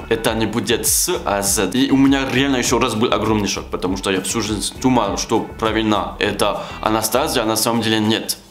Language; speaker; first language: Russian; non-native, fluent; French